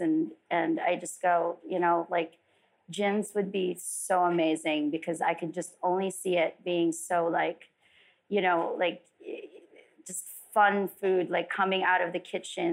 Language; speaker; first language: English; non-native, local second language; Filipino